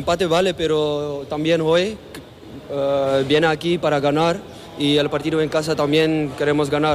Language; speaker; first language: Spanish; non-native, learner; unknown